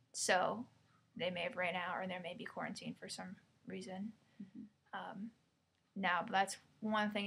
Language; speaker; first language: English; native; English